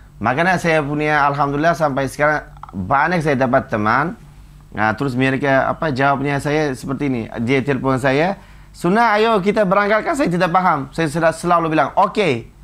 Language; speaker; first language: Indonesian; non-native, fluent; Uzbek